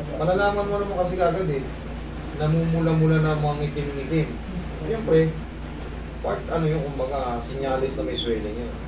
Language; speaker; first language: Filipino; native; Filipino